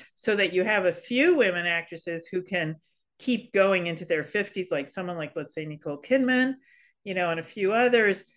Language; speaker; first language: English; native; English